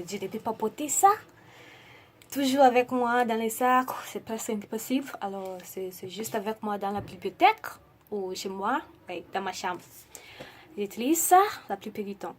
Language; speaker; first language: French; non-native, learner; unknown